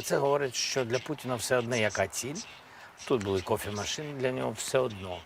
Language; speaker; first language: Ukrainian; non-native, local second language; Russian